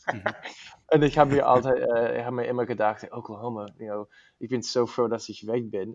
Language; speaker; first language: German; non-native, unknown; English